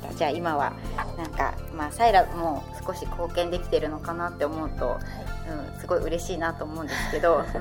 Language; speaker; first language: Japanese; native; Japanese